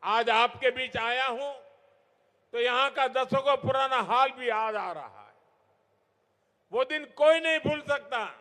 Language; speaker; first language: Hindi; non-native, local second language; Gujarati